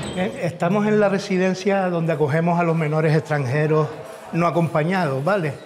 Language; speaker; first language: Spanish; native; Spanish